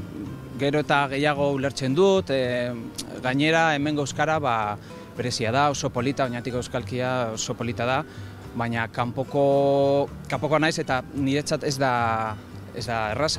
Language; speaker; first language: Basque; non-native, local second language; Spanish